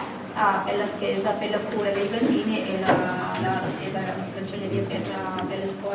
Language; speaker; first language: Italian; non-native, fluent; Kurdish